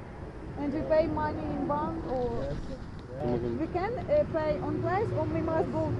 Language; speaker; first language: English; non-native, learner; Ukrainian